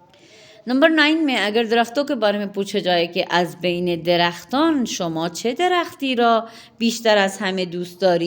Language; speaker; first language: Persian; non-native, fluent; Urdu